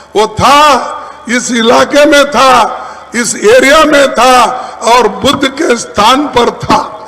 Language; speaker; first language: Hindi; non-native, local second language; Kannada